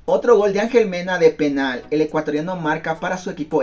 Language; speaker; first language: Spanish; native; Spanish